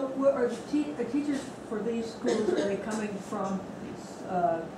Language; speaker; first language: English; native; English